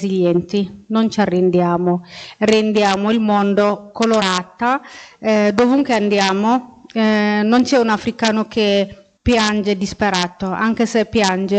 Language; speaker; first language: Italian; non-native, fluent; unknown